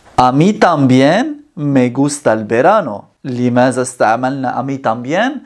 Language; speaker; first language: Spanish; non-native, fluent; Arabic